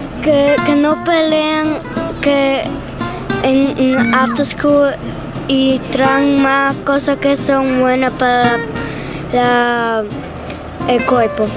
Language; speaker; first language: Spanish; early bilingual, heritage; Spanish